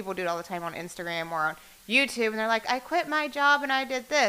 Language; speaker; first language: English; native; English